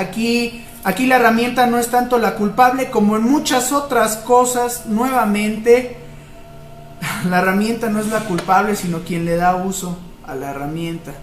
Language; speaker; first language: Spanish; native; Spanish